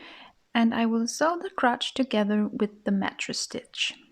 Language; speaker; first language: English; non-native, fluent; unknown